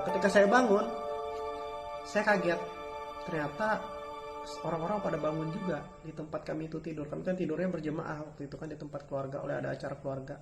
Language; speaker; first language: Indonesian; native; Indonesian